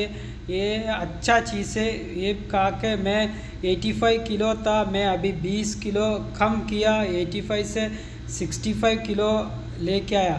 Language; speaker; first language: Hindi; non-native, local second language; Malayalam